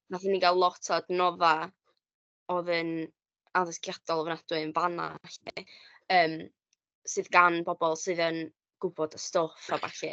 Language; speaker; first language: Welsh; native; Welsh